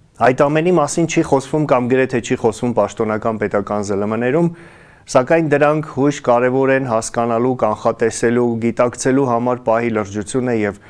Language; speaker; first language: Armenian; native; Armenian